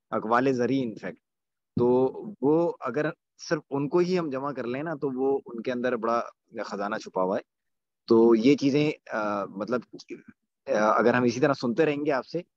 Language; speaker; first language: Urdu; native; Urdu